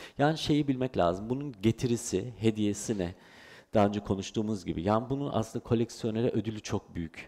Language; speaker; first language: Turkish; early bilingual, heritage; Turkish